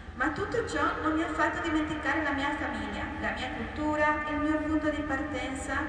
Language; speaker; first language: Italian; non-native, fluent; Spanish